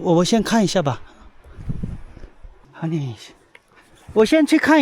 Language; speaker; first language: Chinese; non-native, fluent; Korean